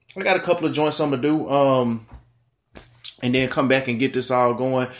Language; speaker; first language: English; native; English